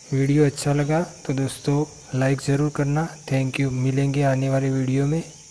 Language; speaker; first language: Hindi; non-native, local second language; Gujarati